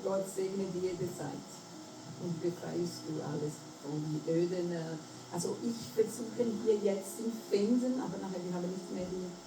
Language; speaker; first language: German; non-native, learner; Portuguese